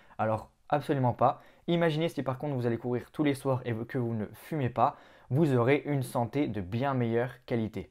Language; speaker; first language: French; native; French